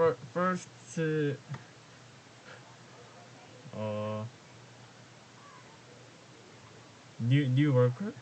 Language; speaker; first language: English; non-native, learner; Korean